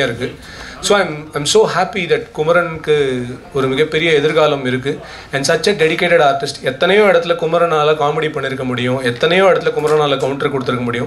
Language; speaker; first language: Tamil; native; Tamil